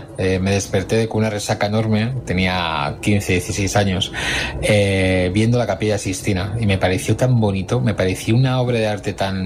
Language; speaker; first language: Spanish; native; Spanish